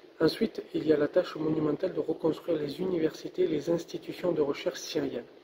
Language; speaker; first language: French; native; French